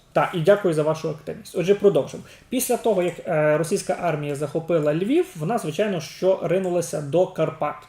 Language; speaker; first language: Ukrainian; native; Ukrainian